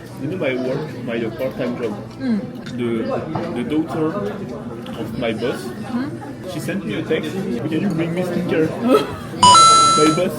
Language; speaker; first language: English; non-native, fluent; French